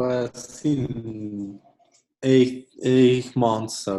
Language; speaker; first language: English; non-native, learner; Spanish